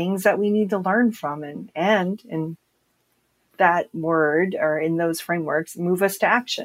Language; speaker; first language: English; native; English